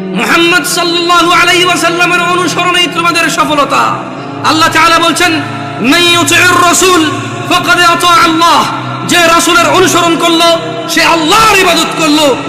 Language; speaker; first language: Bangla; early bilingual, heritage; Bangla